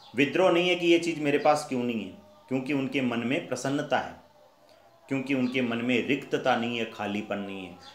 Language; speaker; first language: Hindi; native; Hindi